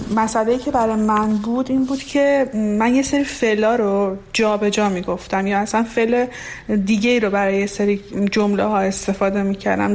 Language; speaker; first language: Persian; non-native, local second language; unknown